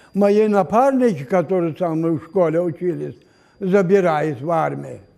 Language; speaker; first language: Russian; non-native, local second language; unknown